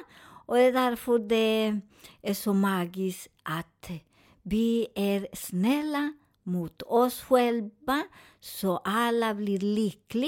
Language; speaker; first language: Swedish; non-native, fluent; Spanish